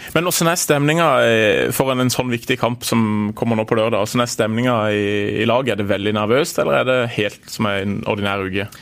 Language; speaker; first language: Norwegian; native; Norwegian